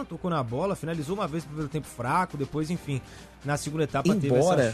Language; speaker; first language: Portuguese; native; Portuguese